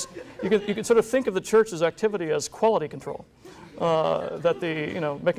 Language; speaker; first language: English; native; English